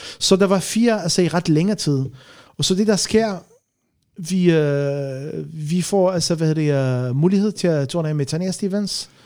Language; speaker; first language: Danish; non-native, fluent; Arabic